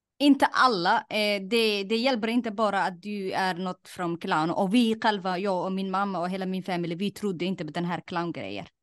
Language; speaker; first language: Swedish; non-native, fluent; Somali